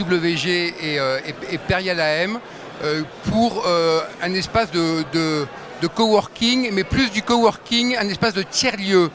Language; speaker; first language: French; native; French